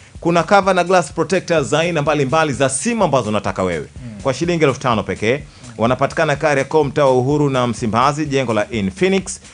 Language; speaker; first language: Swahili; native; Swahili